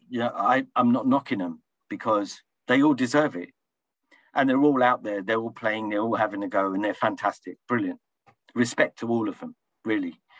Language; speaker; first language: English; early bilingual, other home language; Punjabi